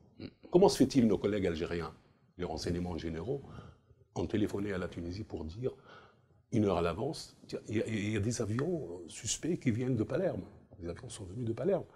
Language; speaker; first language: French; non-native, local second language; Arabic